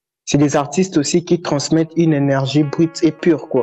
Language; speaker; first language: French; non-native, local second language; Lingala